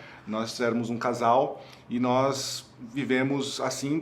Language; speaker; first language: Portuguese; native; Portuguese